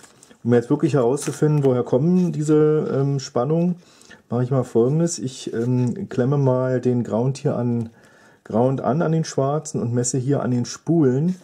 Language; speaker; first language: German; native; German